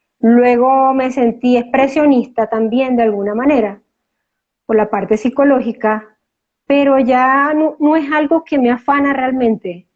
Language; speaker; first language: Spanish; native; Spanish